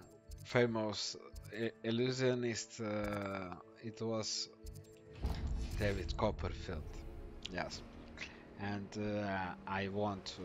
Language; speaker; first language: English; non-native, learner; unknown